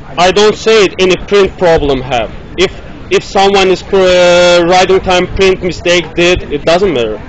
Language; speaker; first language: English; non-native, learner; Turkish